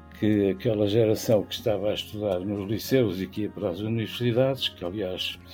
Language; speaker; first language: Portuguese; native; Portuguese